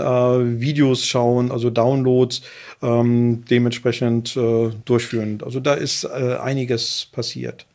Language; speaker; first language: German; native; German